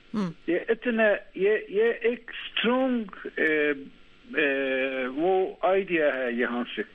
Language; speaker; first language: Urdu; non-native, learner; Turkish